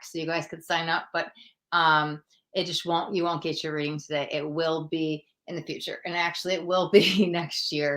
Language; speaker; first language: English; native; English